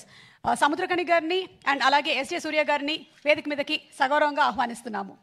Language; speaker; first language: Telugu; native; Telugu